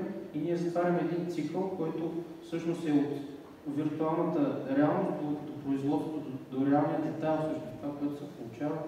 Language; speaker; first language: Bulgarian; native; Bulgarian